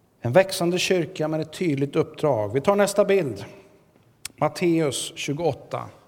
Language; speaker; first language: Swedish; native; Swedish